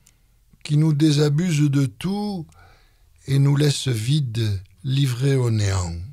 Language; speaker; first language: French; native; French